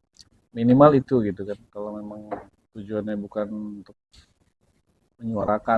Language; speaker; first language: Indonesian; native; Indonesian